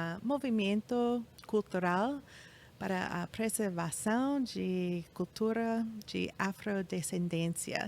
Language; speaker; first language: Portuguese; non-native, fluent; English